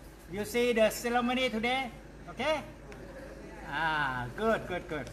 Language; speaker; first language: English; non-native, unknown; Thai